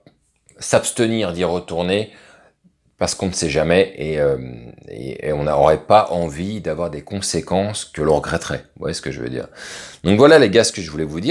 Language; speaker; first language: French; native; French